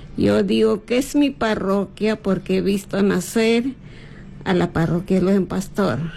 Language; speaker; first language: Spanish; native; Spanish